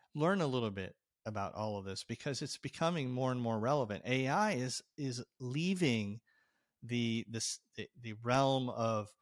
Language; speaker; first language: English; native; English